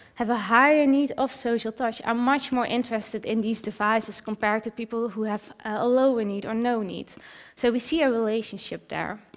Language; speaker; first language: English; early bilingual, other home language; Dutch